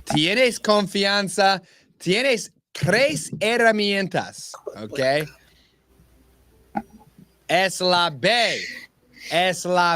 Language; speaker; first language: Spanish; non-native, learner; English